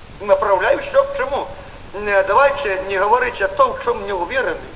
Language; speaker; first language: Polish; non-native, learner; Russian